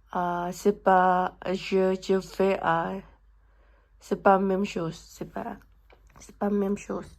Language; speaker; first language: French; non-native, learner; Thai